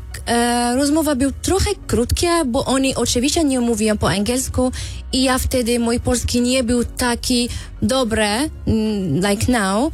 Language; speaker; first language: Polish; non-native, learner; Arabic